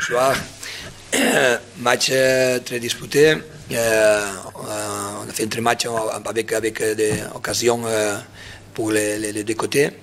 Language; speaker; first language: French; non-native, fluent; Spanish